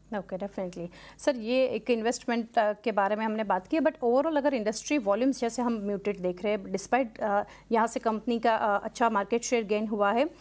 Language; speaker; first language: Hindi; non-native, local second language; Gujarati